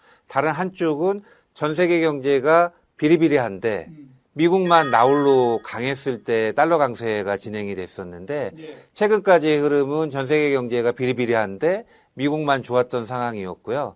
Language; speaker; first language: Korean; native; Korean